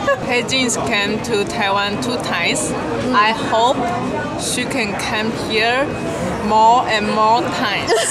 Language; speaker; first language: English; non-native, learner; Chinese